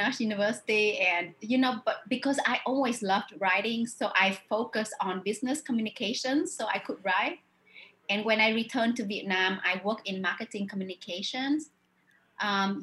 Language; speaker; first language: English; non-native, fluent; Vietnamese